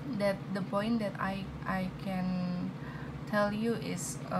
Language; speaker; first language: English; non-native, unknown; Indonesian